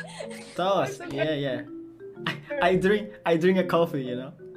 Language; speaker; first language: English; non-native, learner; Indonesian